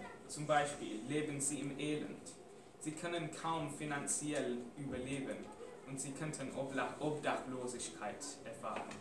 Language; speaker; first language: German; non-native, fluent; English